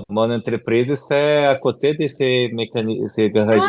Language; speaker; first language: French; non-native, learner; Portuguese